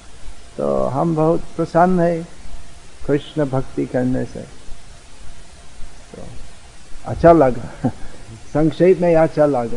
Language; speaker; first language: Hindi; non-native, learner; English